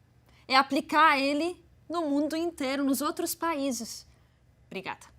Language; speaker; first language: Portuguese; non-native, fluent; Arabic